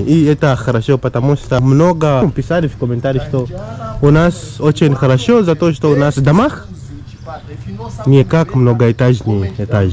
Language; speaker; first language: Russian; non-native, fluent; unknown